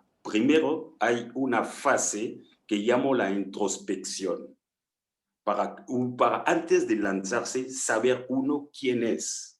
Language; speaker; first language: Spanish; non-native, fluent; French